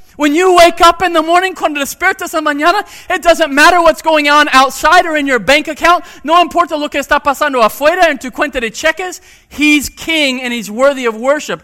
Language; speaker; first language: Spanish; non-native, fluent; English